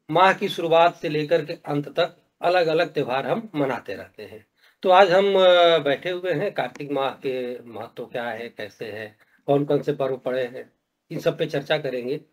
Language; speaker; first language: Hindi; native; Hindi